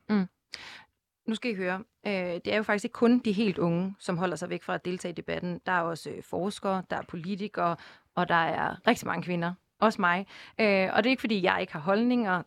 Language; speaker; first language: Danish; native; Danish